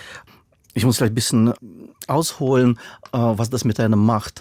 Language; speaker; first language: German; non-native, fluent; Russian